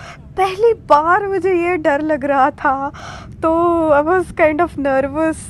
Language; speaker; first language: Hindi; non-native, local second language; Marathi